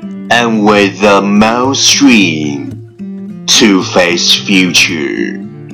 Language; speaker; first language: English; non-native, fluent; Chinese